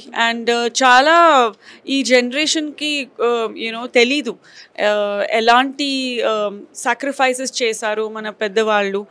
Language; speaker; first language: Telugu; non-native, fluent; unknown